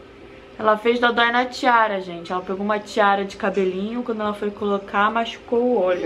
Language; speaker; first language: Portuguese; native; Portuguese